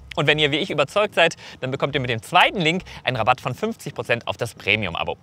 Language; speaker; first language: German; native; German